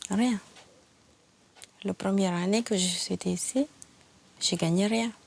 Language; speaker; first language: French; non-native, learner; Filipino